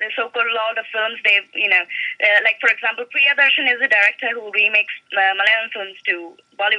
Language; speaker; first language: English; non-native, local second language; Malayalam